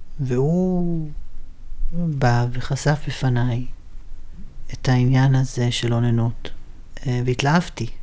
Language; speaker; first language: Hebrew; native; Hebrew